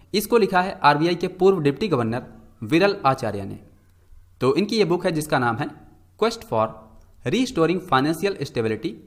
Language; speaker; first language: Hindi; native; Hindi